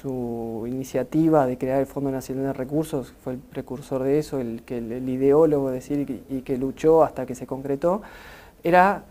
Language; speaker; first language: Spanish; native; Spanish